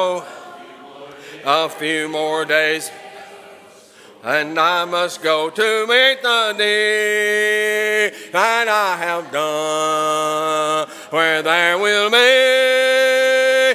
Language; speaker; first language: English; native; English